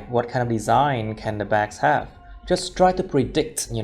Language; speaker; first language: English; non-native, fluent; Vietnamese